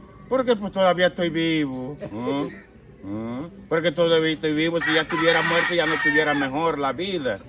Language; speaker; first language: Spanish; native; Spanish